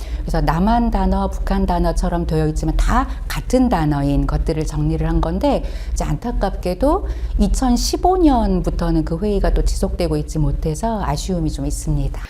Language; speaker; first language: Korean; native; Korean